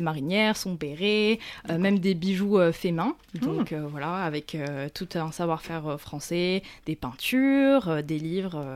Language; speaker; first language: French; native; French